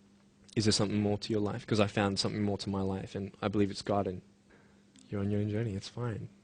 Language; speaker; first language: English; native; English